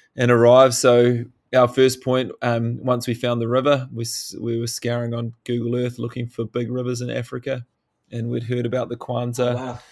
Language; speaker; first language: English; native; English